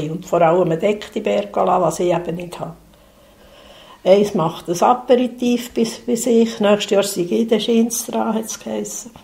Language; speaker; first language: German; native; German